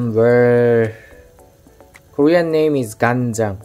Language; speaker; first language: English; non-native, learner; Korean